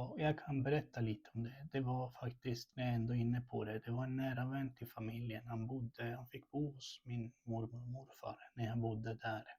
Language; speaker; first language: Swedish; early bilingual, other home language; Spanish